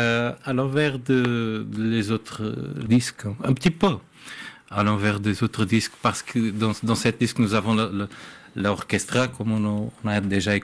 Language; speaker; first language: French; non-native, fluent; Portuguese